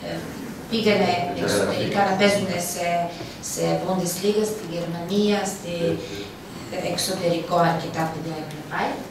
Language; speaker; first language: Greek; non-native, fluent; Serbian